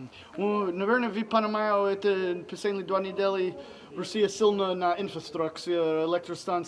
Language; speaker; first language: Russian; non-native, learner; English